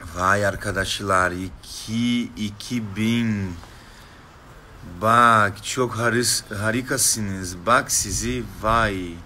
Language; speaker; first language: Turkish; non-native, learner; Portuguese